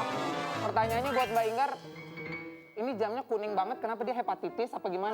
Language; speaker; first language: Indonesian; native; Indonesian